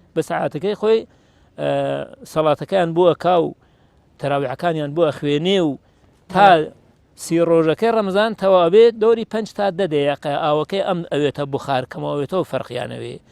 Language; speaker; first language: Central Kurdish; non-native, local second language; Gurani